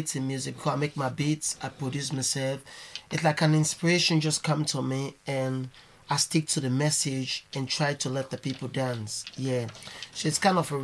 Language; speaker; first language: English; non-native, local second language; Krio